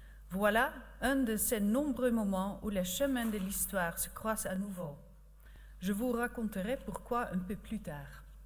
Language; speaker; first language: French; non-native, fluent; Dutch